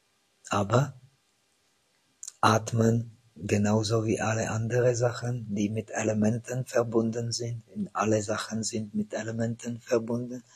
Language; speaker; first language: German; non-native, fluent; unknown